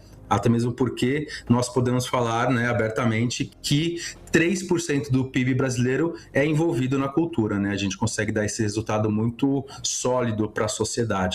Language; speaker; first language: Portuguese; native; Portuguese